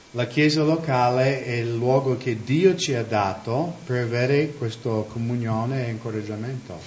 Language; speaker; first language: Italian; non-native, fluent; English